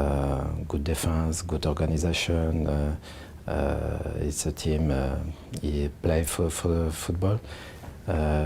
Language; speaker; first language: English; non-native, learner; French